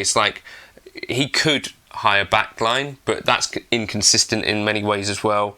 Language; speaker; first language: English; native; English